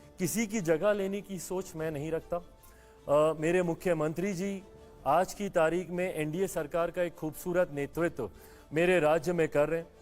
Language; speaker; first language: Hindi; native; Hindi